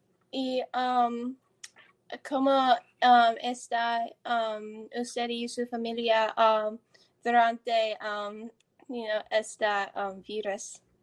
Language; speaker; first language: Spanish; non-native, learner; English